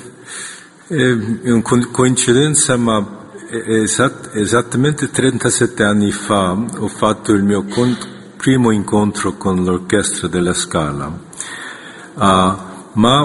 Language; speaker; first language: Italian; non-native, fluent; Korean